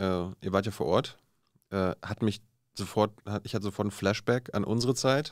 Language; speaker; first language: German; native; German